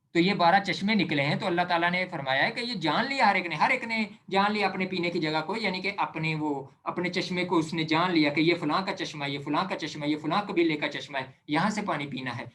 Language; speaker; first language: Urdu; non-native, local second language; Punjabi